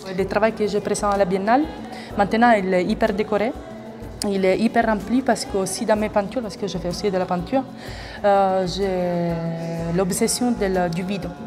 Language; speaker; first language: French; non-native, fluent; Italian